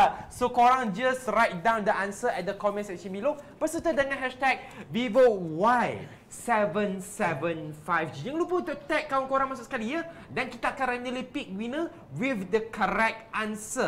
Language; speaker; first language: English; non-native, local second language; Malay